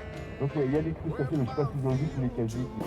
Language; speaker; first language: French; native; French